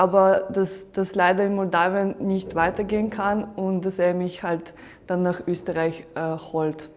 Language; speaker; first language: German; non-native, fluent; Russian